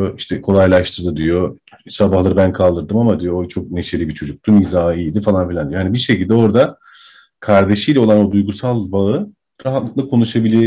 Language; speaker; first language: Turkish; native; Turkish